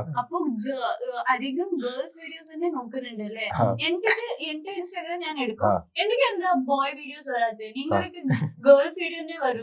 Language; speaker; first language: Malayalam; non-native, learner; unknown